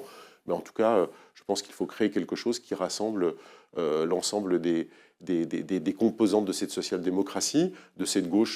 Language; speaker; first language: French; native; French